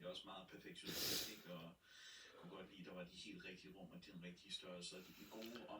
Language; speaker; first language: Danish; native; Danish